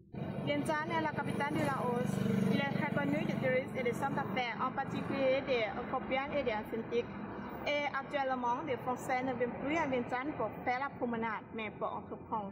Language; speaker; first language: French; non-native, learner; Lao